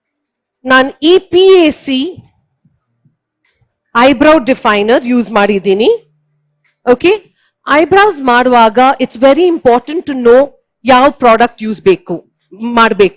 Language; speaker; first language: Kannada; non-native, learner; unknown